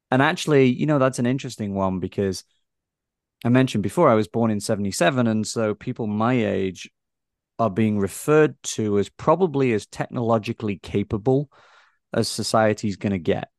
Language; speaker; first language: English; native; English